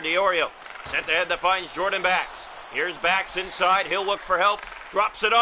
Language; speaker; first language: English; native; English